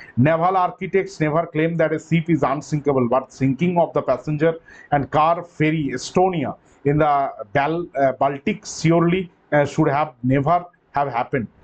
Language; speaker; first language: English; non-native, local second language; Bangla